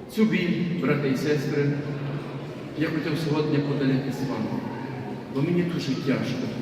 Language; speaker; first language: Ukrainian; non-native, local second language; Russian